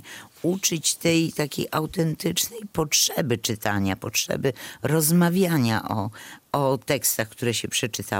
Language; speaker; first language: Polish; native; Polish